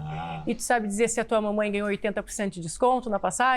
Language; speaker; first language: Portuguese; native; Portuguese